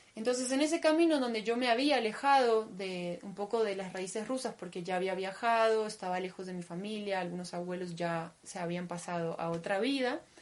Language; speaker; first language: Spanish; early bilingual, other home language; Russian